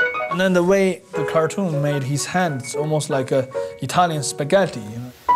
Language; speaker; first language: English; non-native, fluent; Chinese